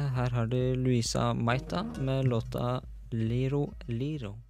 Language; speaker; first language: Norwegian; native; Norwegian